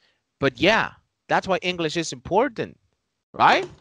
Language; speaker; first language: English; non-native, fluent; Spanish